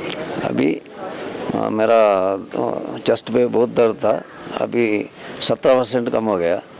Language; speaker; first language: Hindi; non-native, local second language; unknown